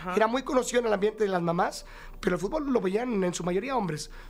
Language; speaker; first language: Spanish; native; Spanish